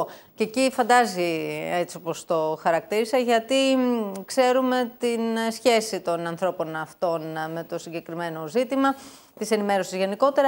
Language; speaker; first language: Greek; native; Greek